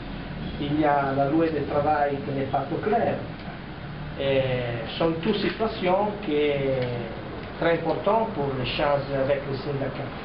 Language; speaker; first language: French; non-native, fluent; Italian